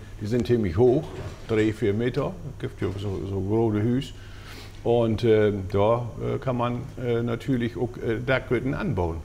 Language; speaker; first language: German; native; German